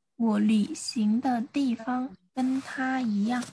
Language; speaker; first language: Chinese; non-native, fluent; Vietnamese